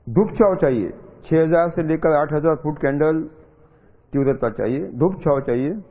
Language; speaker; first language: Hindi; non-native, local second language; Marathi